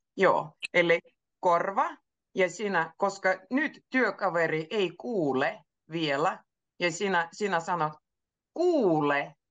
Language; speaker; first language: Finnish; native; Finnish